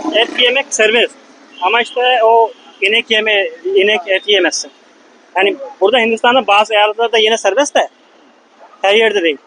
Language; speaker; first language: Turkish; non-native, fluent; Hindi